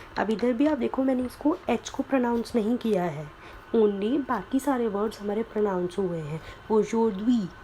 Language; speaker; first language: Hindi; native; Hindi